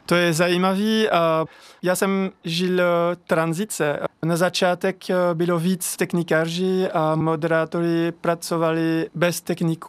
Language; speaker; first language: Czech; non-native, fluent; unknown